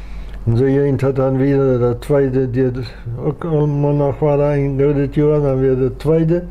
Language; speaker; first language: German; non-native, local second language; Plautdietsch